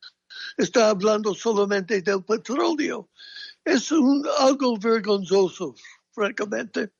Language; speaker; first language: Spanish; non-native, fluent; English